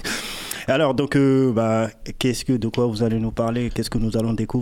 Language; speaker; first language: French; native; French